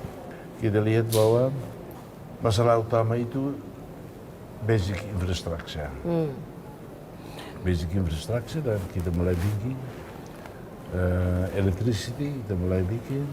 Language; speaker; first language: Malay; non-native, fluent; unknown